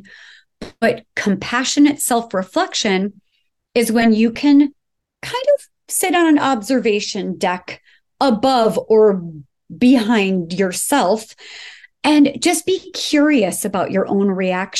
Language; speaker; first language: English; native; English